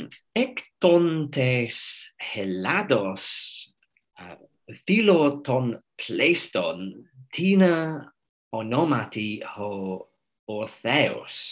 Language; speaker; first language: Greek; non-native, fluent; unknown